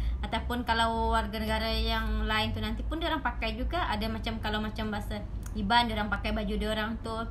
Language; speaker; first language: Malay; native; Malay